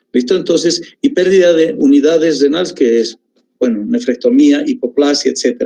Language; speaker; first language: Spanish; native; Spanish